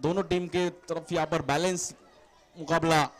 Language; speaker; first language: Hindi; non-native, local second language; Marathi